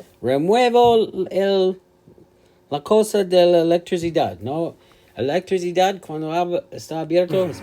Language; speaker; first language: Spanish; non-native, learner; English